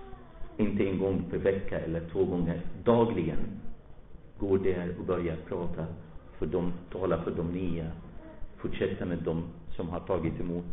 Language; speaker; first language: Swedish; non-native, fluent; Arabic